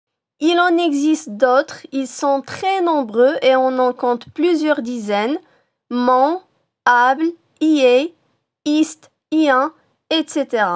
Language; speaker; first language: French; non-native, local second language; Arabic